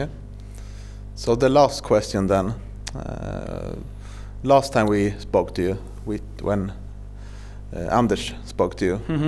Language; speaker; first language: English; non-native, fluent; Swedish